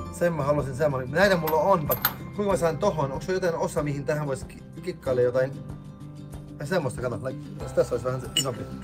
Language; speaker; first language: Finnish; non-native, fluent; German